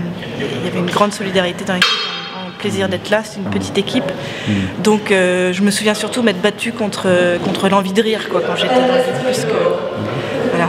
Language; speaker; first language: French; native; French